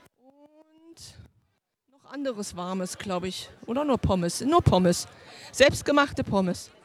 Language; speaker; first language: German; native; German